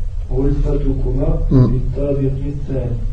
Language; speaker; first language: Arabic; non-native, learner; French